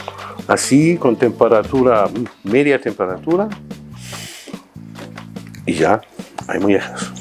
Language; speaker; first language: Spanish; non-native, fluent; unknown